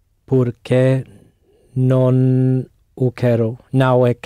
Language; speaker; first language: Portuguese; non-native, learner; English